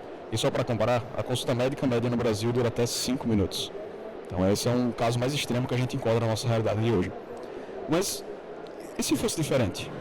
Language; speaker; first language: Portuguese; native; Portuguese